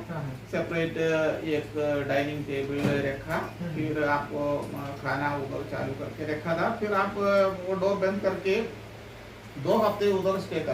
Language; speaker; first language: Hindi; non-native, local second language; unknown